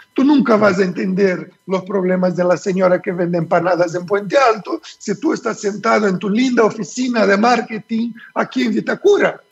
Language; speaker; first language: Spanish; non-native, fluent; Portuguese